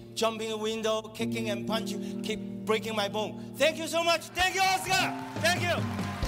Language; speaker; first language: English; non-native, local second language; Cantonese